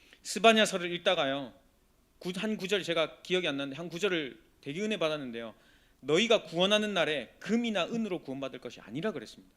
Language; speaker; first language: Korean; native; Korean